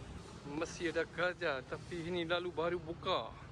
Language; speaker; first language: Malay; non-native, learner; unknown